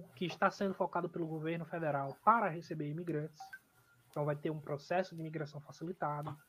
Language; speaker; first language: Portuguese; native; Portuguese